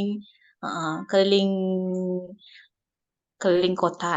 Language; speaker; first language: Indonesian; non-native, learner; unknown